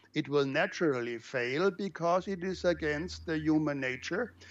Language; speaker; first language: English; non-native, fluent; German